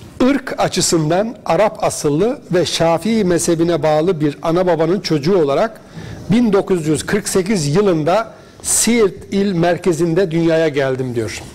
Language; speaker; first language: Turkish; native; Turkish